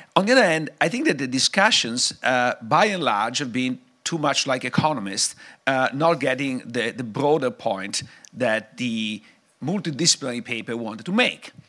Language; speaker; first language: English; non-native, fluent; Italian